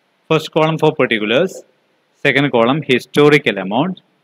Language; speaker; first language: English; non-native, local second language; Malayalam